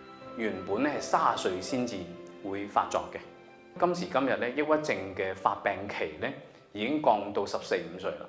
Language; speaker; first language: Cantonese; native; Cantonese